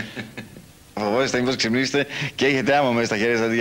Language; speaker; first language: Greek; native; Greek